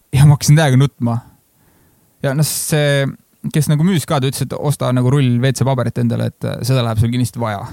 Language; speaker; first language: Estonian; native; Estonian